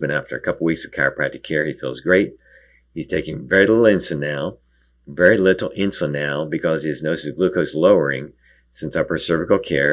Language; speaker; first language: English; native; English